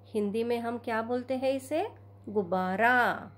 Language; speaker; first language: Hindi; non-native, local second language; Marathi